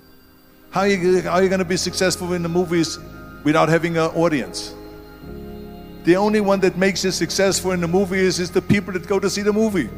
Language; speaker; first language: English; non-native, fluent; German